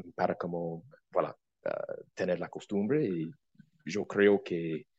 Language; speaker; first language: Spanish; non-native, fluent; English